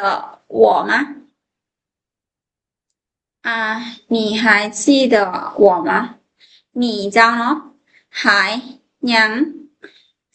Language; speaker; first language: Chinese; non-native, fluent; Lao